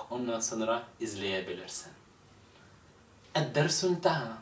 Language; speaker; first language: Turkish; non-native, fluent; Arabic